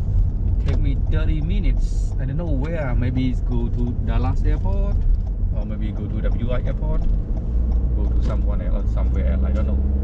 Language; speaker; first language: English; non-native, learner; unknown